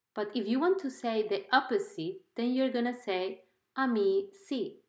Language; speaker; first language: English; non-native, fluent; Spanish